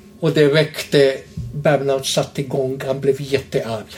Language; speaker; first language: Swedish; non-native, fluent; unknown